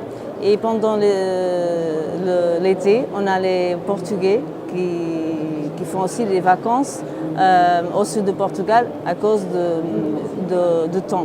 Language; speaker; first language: French; non-native, fluent; Portuguese